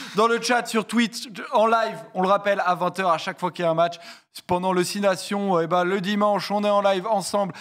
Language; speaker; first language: French; native; French